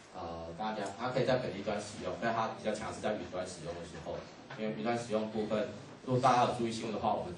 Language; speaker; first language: Chinese; native; Chinese